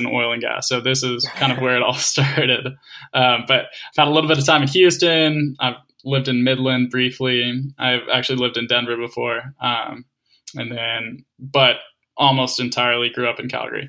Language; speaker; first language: English; native; English